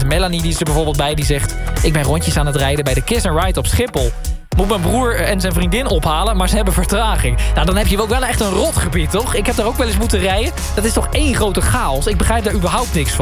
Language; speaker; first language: Dutch; native; Dutch